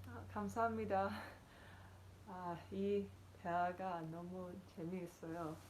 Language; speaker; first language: Korean; non-native, learner; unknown